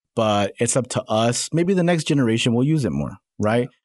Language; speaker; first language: English; native; English